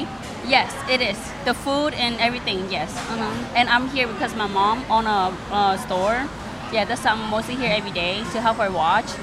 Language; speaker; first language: English; non-native, learner; Thai